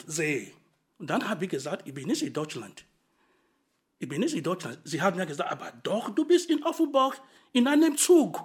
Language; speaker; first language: German; non-native, fluent; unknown